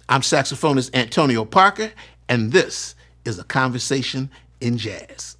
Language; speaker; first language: English; native; English